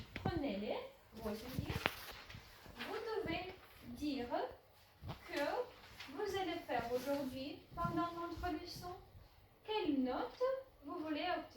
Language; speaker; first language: French; non-native, fluent; Ukrainian